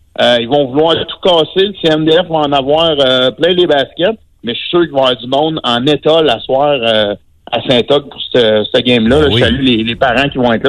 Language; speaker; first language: French; native; French